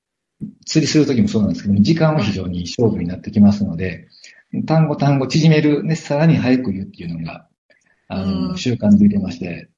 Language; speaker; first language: Japanese; native; Japanese